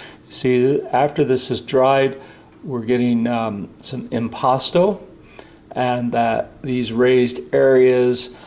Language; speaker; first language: English; native; English